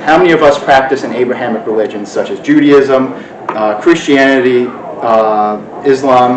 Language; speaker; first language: English; native; English